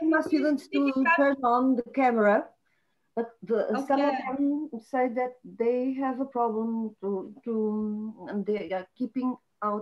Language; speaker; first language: English; non-native, fluent; Portuguese